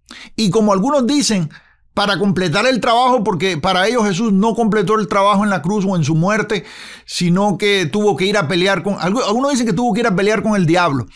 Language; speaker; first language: Spanish; native; Spanish